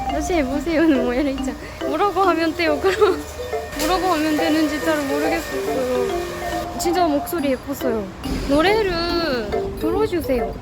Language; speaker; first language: Korean; non-native, learner; Japanese